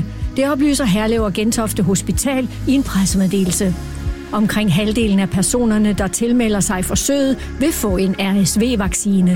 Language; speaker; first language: Danish; native; Danish